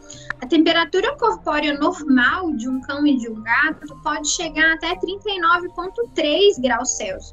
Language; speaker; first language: Portuguese; native; Portuguese